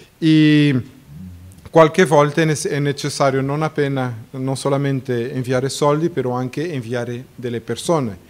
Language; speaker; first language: Italian; non-native, fluent; Portuguese